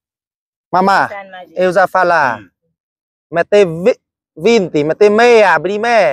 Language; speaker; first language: Portuguese; non-native, learner; Vietnamese